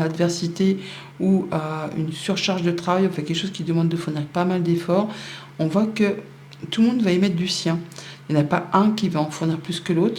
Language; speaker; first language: French; native; French